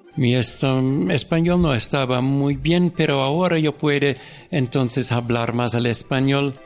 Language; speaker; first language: Spanish; non-native, learner; Dutch